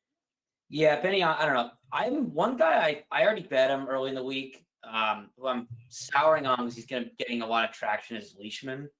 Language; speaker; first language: English; native; English